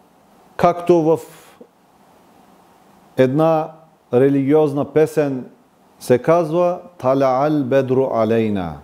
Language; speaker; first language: Bulgarian; non-native, local second language; Turkish